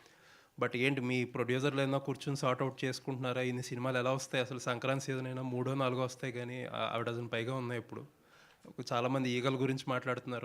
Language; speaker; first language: Telugu; native; Telugu